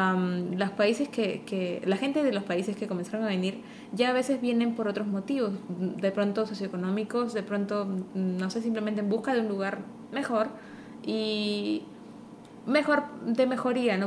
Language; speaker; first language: Spanish; early bilingual, heritage; Spanish